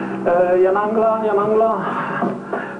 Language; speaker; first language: Danish; non-native, learner; Italian